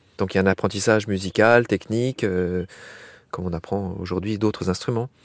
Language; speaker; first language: French; native; French